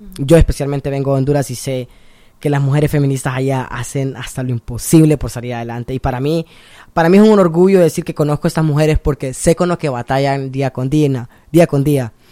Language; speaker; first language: Spanish; native; Spanish